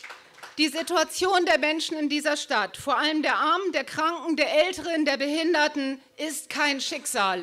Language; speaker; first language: German; native; German